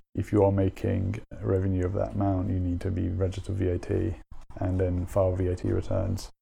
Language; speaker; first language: English; native; English